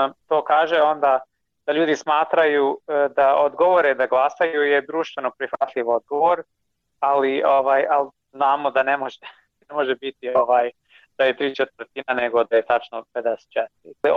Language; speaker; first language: Croatian; non-native, fluent; English